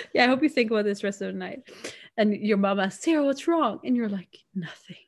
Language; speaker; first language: English; non-native, fluent; Swedish